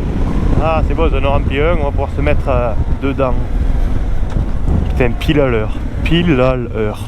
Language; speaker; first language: French; native; French